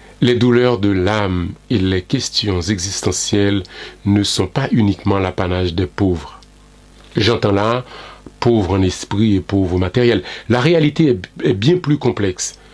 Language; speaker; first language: French; non-native, local second language; Haitian Creole